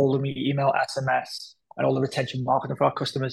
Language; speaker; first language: English; native; English